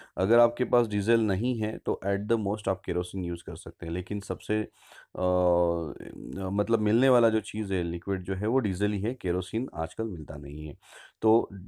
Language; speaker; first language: Hindi; non-native, local second language; Marathi